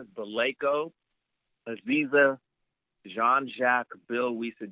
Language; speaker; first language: English; native; English